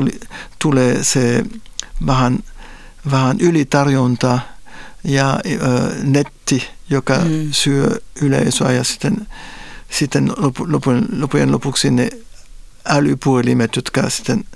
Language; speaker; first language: Finnish; non-native, fluent; Spanish